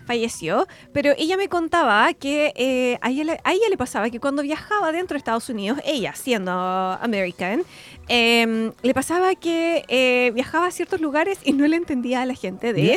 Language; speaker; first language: Spanish; native; Spanish